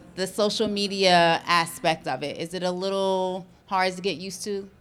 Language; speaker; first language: English; native; English